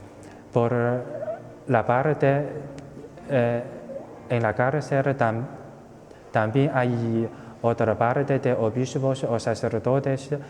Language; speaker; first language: Spanish; non-native, fluent; Chinese